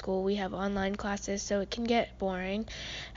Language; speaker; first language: English; native; English